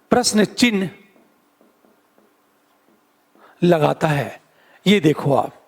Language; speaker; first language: Hindi; native; Hindi